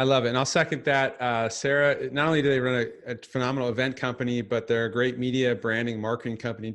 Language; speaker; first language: English; native; English